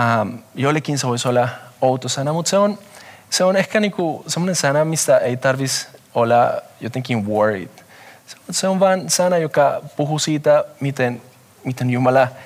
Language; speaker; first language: Finnish; non-native, fluent; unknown